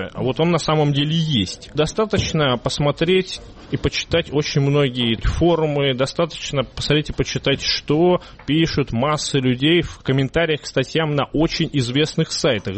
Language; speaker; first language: Russian; native; Russian